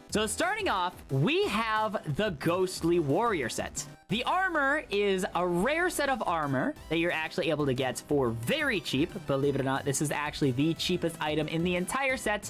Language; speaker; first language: English; native; English